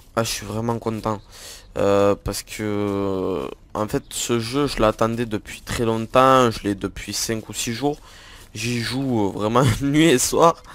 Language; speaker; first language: French; native; French